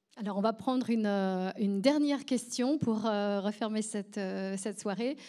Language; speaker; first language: French; native; French